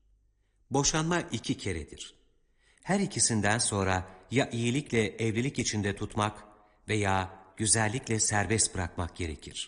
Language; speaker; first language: Turkish; native; Turkish